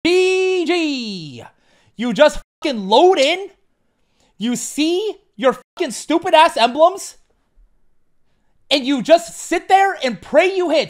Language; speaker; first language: English; native; English